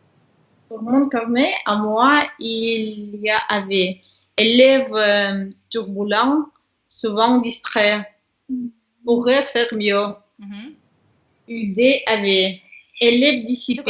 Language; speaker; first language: French; non-native, learner; Russian